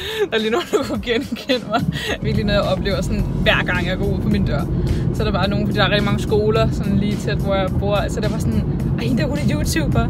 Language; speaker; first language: Danish; native; Danish